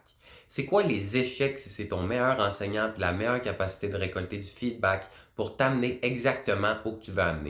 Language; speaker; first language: French; native; French